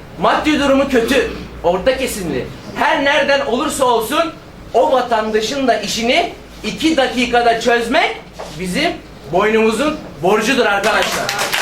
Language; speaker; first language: Turkish; native; Turkish